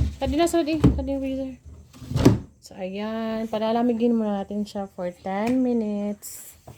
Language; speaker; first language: Filipino; native; Filipino